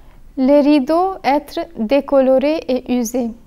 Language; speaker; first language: French; non-native, fluent; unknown